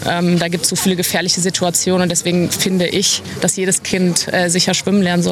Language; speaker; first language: German; native; German